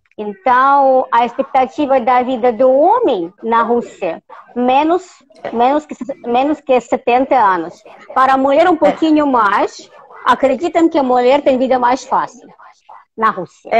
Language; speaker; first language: Portuguese; non-native, fluent; Russian